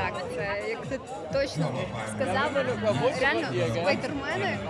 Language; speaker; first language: Ukrainian; native; Ukrainian